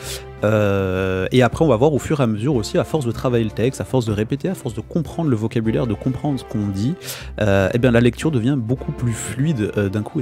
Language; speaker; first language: French; native; French